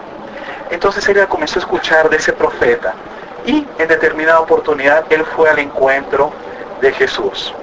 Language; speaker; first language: Spanish; native; Spanish